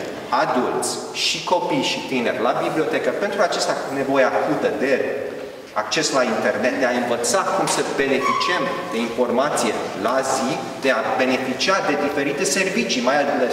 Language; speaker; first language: Romanian; early bilingual, heritage; Romanian